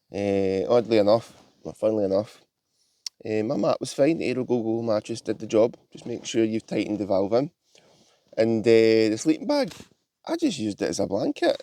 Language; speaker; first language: English; native; English